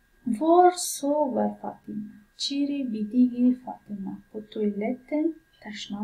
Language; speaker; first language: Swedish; non-native, fluent; Pashto